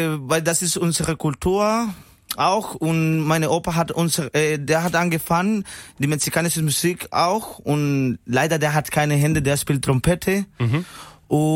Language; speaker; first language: German; non-native, learner; Spanish